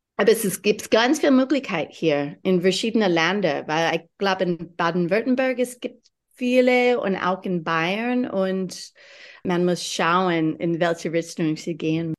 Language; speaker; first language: German; non-native, learner; English